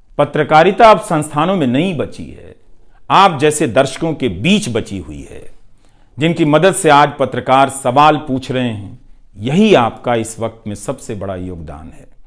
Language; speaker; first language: Hindi; non-native, local second language; Bhojpuri